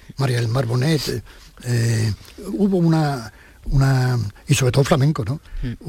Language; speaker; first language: Spanish; native; Spanish